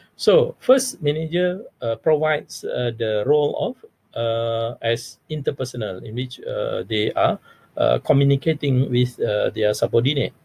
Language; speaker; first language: English; non-native, local second language; Malay